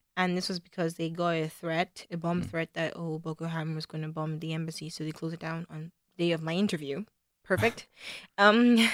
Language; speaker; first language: English; non-native, local second language; Igbo